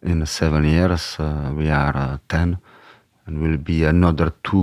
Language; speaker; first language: English; non-native, learner; Czech